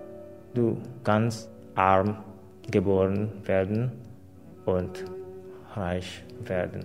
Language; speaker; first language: German; non-native, fluent; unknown